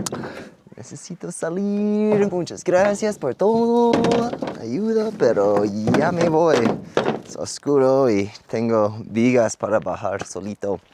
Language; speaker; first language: Spanish; non-native, fluent; English